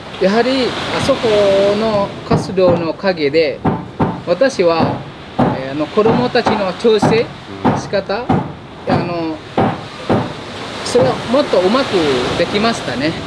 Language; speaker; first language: Japanese; non-native, fluent; Indonesian